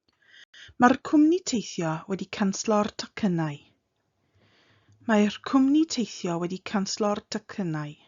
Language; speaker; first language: Welsh; non-native, fluent; English